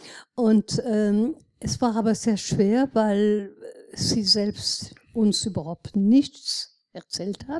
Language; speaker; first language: German; non-native, fluent; French